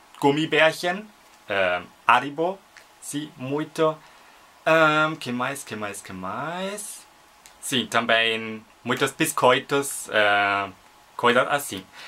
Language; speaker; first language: Portuguese; non-native, fluent; German